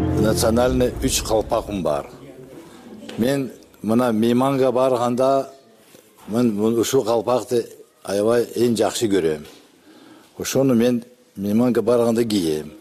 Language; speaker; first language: Kyrgyz; non-native, local second language; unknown